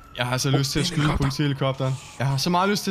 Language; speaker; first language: Danish; native; Danish